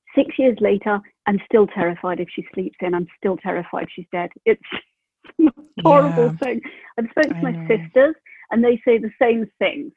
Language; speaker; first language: English; native; English